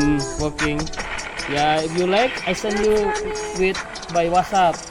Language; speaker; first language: English; non-native, learner; Indonesian